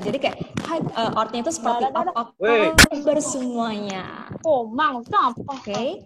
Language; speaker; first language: Indonesian; native; Indonesian